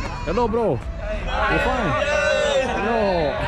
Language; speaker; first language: English; non-native, learner; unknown